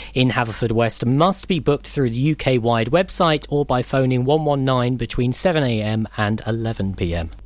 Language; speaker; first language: English; native; English